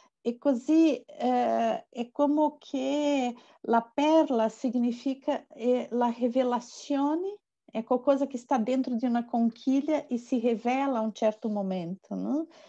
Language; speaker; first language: Italian; non-native, fluent; Portuguese